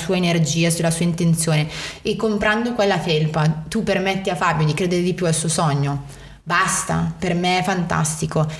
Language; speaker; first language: Italian; native; Italian